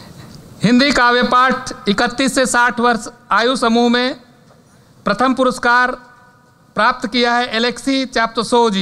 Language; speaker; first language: Hindi; native; Hindi